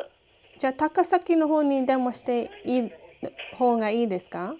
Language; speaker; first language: Japanese; non-native, learner; English